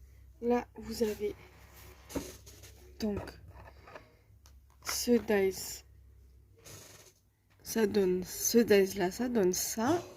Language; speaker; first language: French; native; French